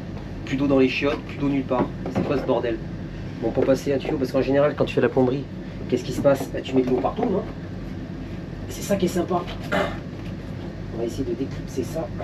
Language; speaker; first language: French; native; French